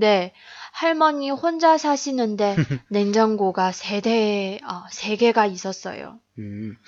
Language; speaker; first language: Korean; non-native, fluent; Chinese